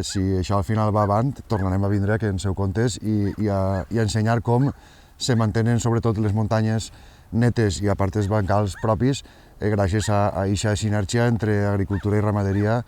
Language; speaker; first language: Catalan; native; Catalan